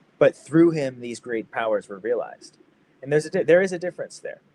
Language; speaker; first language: English; native; English